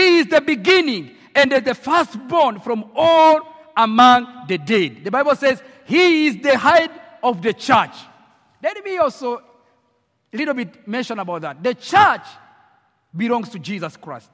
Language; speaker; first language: English; non-native, local second language; Kinyarwanda